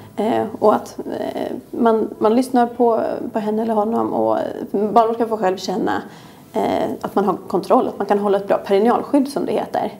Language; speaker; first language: Swedish; native; Swedish